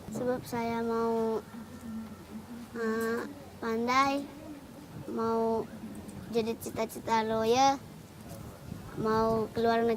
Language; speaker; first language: Indonesian; early bilingual, other home language; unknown